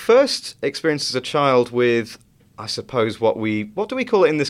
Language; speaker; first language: English; native; English